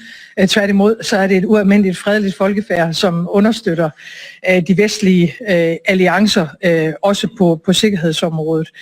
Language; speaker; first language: Danish; native; Danish